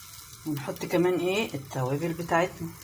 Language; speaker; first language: Arabic; native; Arabic